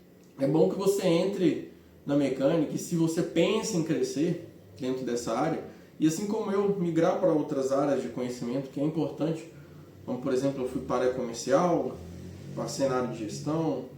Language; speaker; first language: Portuguese; native; Portuguese